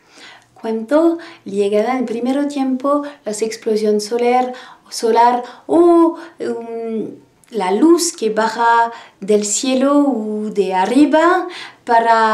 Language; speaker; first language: Spanish; non-native, learner; French